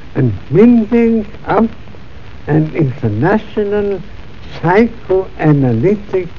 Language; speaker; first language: English; non-native, fluent; German